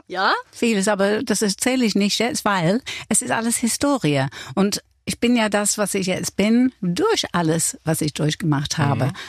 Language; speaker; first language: German; non-native, fluent; English